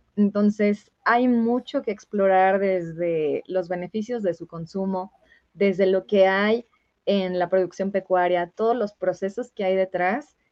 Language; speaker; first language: Spanish; native; Spanish